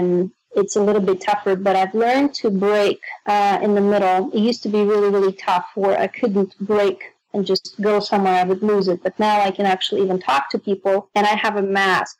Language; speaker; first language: English; non-native, fluent; Russian